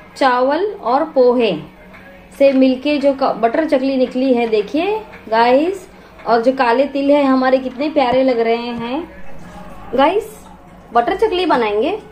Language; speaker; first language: Hindi; non-native, local second language; Marathi